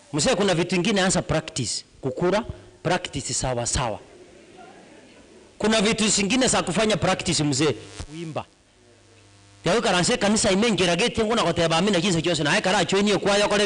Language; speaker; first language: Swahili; non-native, local second language; Gusii